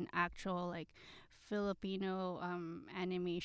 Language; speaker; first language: English; non-native, local second language; Filipino